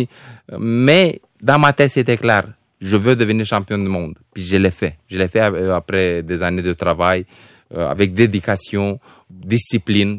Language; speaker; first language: French; non-native, fluent; Romanian